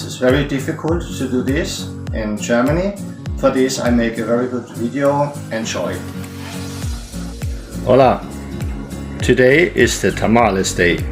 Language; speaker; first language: English; non-native, learner; German